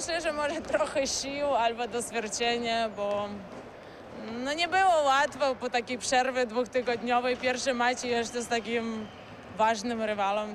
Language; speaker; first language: Polish; non-native, learner; Slovak